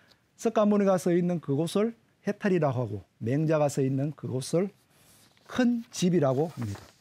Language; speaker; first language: Korean; native; Korean